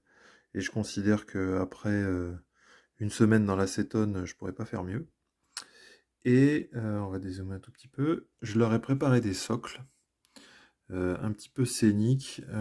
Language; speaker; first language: French; native; French